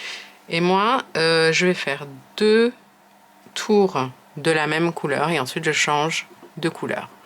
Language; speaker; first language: French; native; French